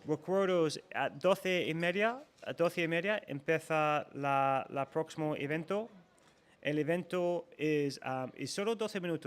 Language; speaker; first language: Spanish; non-native, learner; English